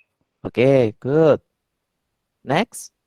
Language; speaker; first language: English; non-native, learner; Indonesian